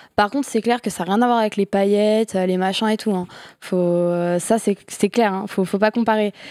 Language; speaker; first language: French; native; French